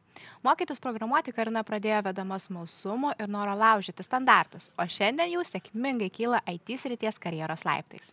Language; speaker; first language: Lithuanian; native; Lithuanian